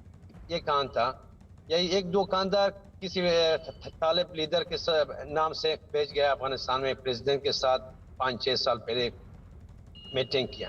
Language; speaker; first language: Hindi; non-native, fluent; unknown